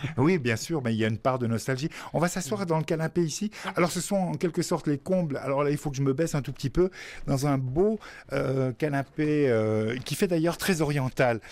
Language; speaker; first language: French; native; French